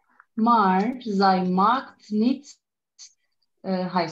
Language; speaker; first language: Dutch; non-native, learner; Turkish